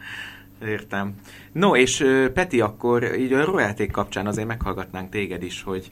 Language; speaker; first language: Hungarian; native; Hungarian